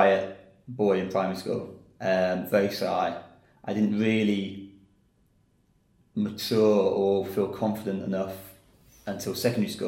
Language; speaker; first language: English; native; English